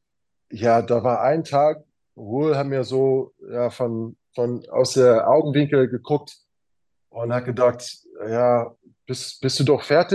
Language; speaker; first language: German; non-native, fluent; English